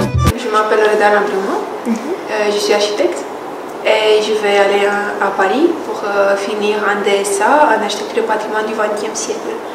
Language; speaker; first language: French; non-native, fluent; Romanian